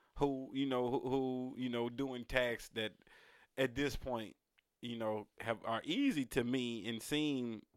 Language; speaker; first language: English; native; English